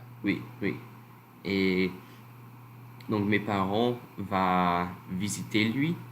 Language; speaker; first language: French; non-native, learner; English